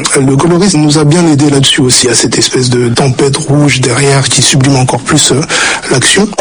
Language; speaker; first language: French; early bilingual, other home language; Haitian Creole